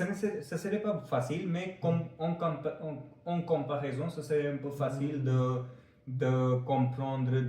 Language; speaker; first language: French; non-native, fluent; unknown